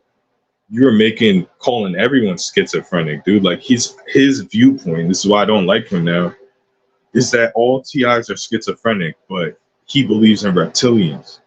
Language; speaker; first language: English; native; English